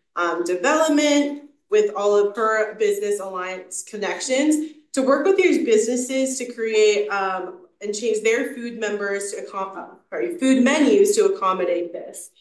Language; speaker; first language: English; native; English